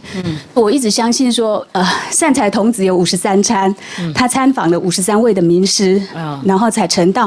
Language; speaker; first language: Chinese; native; Chinese